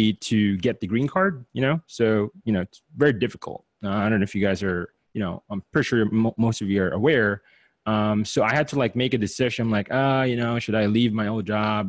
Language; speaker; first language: English; non-native, local second language; Filipino